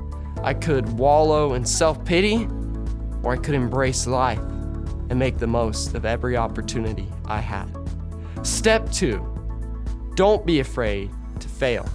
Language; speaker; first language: English; native; English